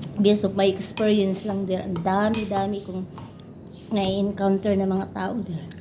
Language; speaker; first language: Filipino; non-native, local second language; Cebuano